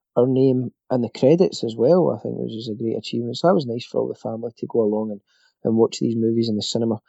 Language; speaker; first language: English; native; English